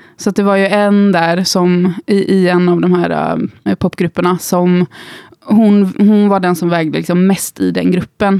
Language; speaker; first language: Swedish; native; Swedish